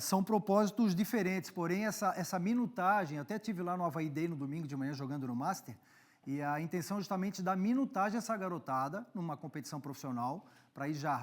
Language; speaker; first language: Portuguese; native; Portuguese